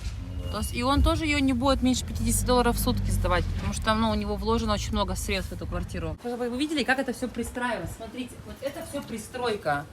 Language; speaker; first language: Russian; native; Russian